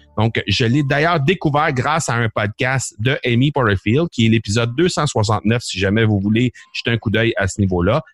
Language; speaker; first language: French; native; French